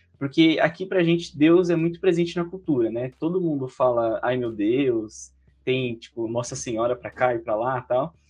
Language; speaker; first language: Portuguese; native; Portuguese